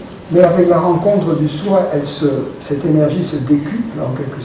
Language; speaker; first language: French; native; French